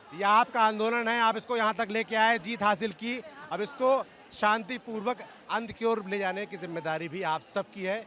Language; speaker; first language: Hindi; native; Hindi